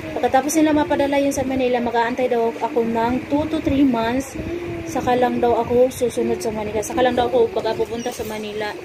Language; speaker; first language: Filipino; non-native, local second language; Cebuano